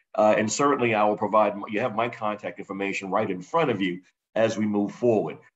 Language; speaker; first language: English; native; English